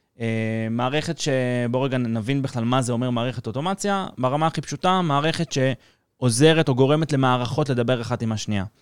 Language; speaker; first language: Hebrew; native; Hebrew